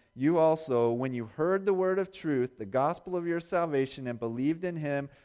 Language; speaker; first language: English; native; English